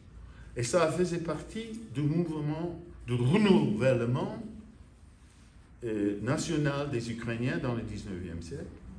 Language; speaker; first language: French; non-native, fluent; English